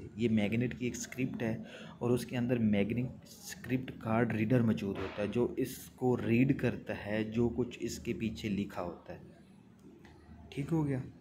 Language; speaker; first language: Hindi; non-native, local second language; Punjabi